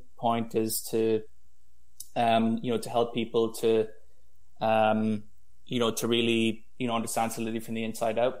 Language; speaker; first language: English; native; English